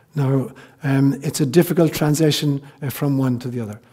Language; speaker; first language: English; native; English